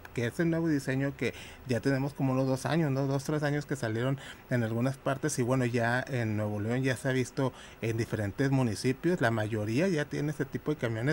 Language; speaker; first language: Spanish; native; Spanish